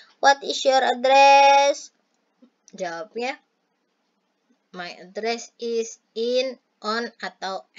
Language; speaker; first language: English; non-native, fluent; Indonesian